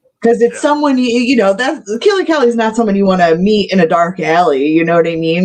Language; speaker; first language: English; native; English